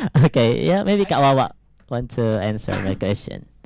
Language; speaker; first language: English; non-native, learner; Indonesian